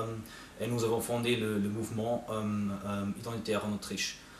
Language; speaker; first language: French; non-native, fluent; German